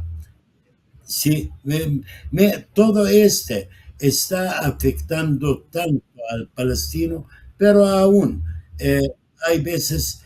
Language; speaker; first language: Spanish; non-native, fluent; Arabic